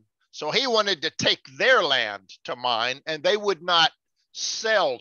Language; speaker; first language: English; native; English